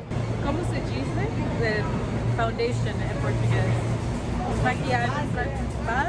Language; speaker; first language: Portuguese; non-native, learner; Spanish